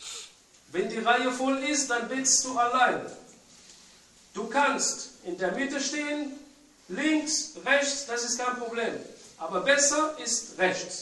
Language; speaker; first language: German; non-native, fluent; Arabic